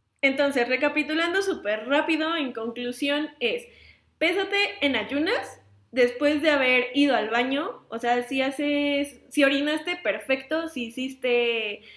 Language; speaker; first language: Spanish; native; Spanish